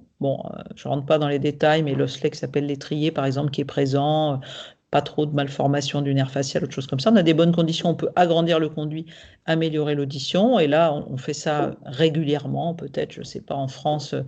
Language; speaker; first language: French; native; French